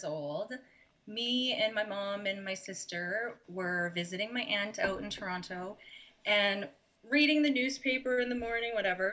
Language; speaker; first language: English; native; English